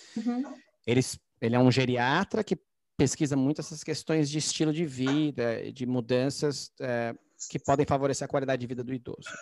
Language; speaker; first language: Portuguese; native; Portuguese